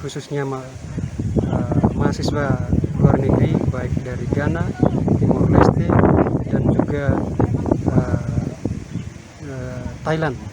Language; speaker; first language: Indonesian; non-native, fluent; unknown